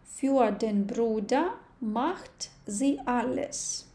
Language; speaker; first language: German; non-native, fluent; Ukrainian